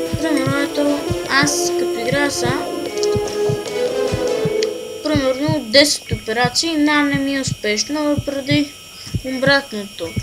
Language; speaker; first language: Bulgarian; native; Bulgarian